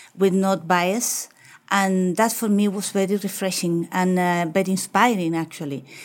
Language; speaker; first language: English; non-native, fluent; Spanish